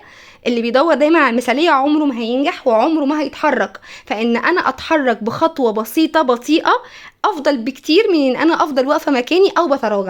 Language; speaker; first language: Arabic; native; Arabic